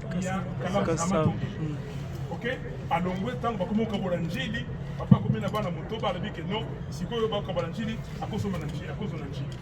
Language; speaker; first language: Lingala; native; Lingala